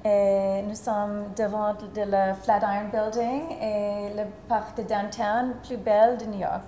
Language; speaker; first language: French; non-native, fluent; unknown